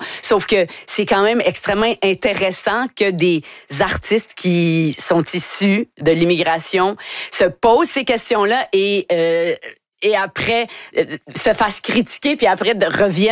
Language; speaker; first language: French; native; French